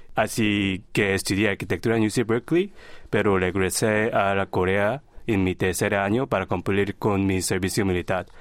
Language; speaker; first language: Spanish; non-native, fluent; Korean